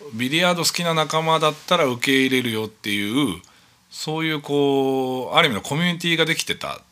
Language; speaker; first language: Japanese; native; Japanese